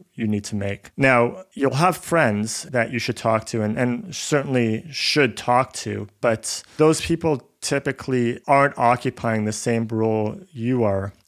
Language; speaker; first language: English; native; English